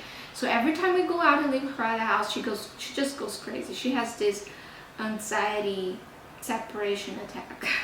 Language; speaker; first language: English; non-native, fluent; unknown